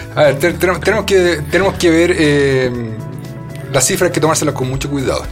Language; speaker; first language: Spanish; native; Spanish